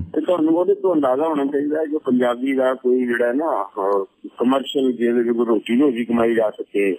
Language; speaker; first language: Punjabi; native; Punjabi